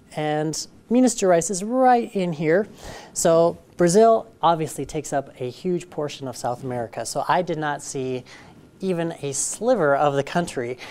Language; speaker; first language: English; native; English